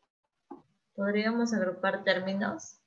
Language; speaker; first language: Spanish; native; Spanish